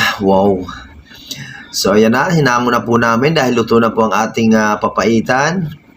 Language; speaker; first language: Filipino; native; Filipino